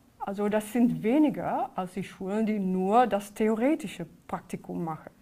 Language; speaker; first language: German; non-native, fluent; Dutch